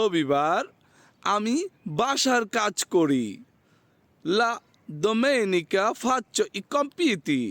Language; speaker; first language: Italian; non-native, fluent; Bangla